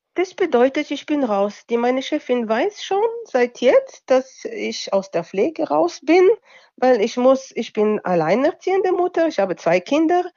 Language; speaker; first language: German; non-native, local second language; Bulgarian